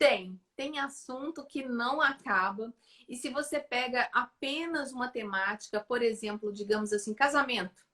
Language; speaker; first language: Portuguese; native; Portuguese